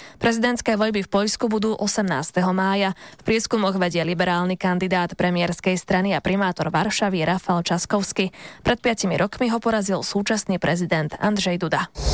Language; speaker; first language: Slovak; native; Slovak